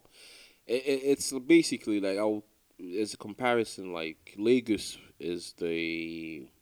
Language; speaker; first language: English; non-native, local second language; Igbo